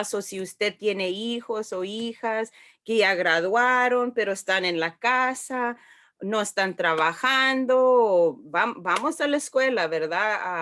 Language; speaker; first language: Spanish; early bilingual, heritage; Spanish